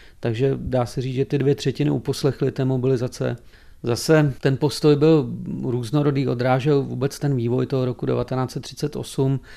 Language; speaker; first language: Czech; native; Czech